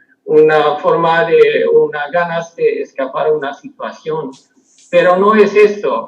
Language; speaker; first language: Spanish; non-native, fluent; Swedish